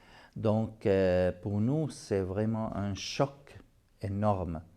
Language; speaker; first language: French; non-native, fluent; Arabic